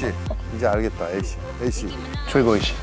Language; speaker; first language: Korean; native; Korean